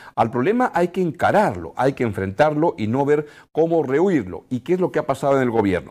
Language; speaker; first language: Spanish; native; Spanish